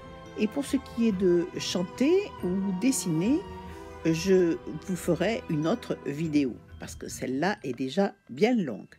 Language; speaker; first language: French; native; French